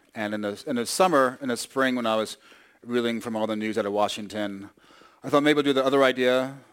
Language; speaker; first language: English; native; English